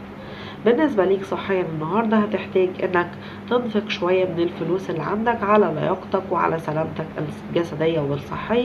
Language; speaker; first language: Arabic; native; Arabic